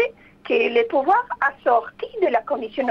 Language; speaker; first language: French; non-native, fluent; Spanish